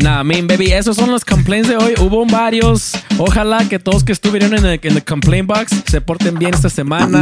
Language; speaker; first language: Spanish; early bilingual, other home language; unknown